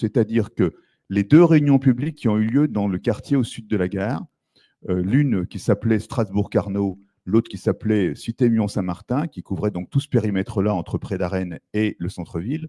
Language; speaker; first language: French; native; French